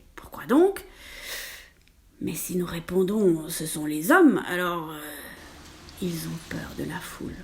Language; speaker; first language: French; native; French